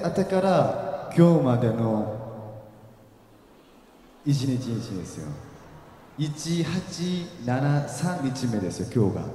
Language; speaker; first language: Japanese; non-native, learner; Korean